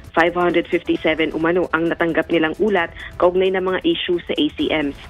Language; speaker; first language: Filipino; native; Filipino